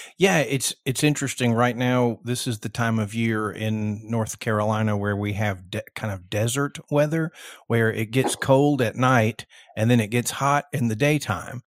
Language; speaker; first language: English; native; English